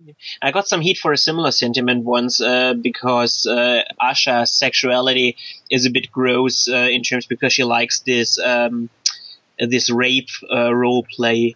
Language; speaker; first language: English; non-native, fluent; German